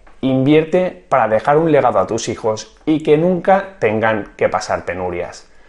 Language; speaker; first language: Spanish; native; Spanish